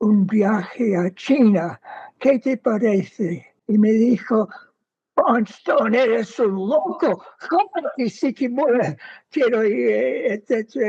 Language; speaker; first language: Spanish; non-native, fluent; English